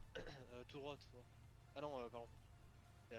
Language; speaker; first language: French; native; French